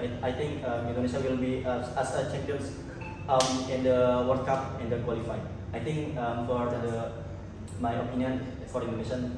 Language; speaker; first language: English; non-native, learner; Indonesian